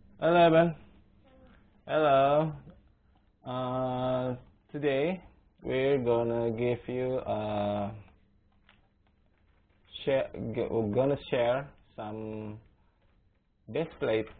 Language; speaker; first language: English; non-native, learner; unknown